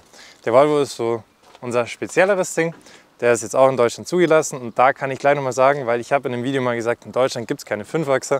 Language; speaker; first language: German; native; German